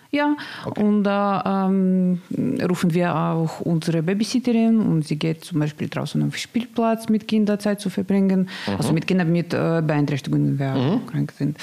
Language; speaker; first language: German; non-native, learner; Russian